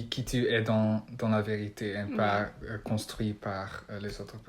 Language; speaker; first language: French; non-native, learner; Dutch